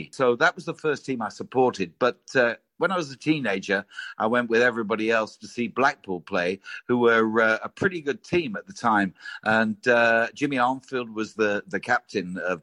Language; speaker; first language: English; native; English